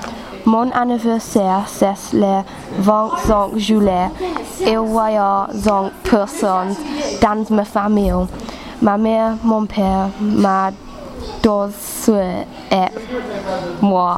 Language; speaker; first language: French; non-native, learner; English